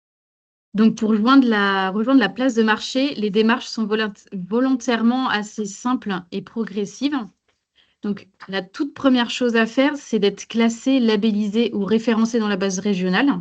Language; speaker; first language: French; native; French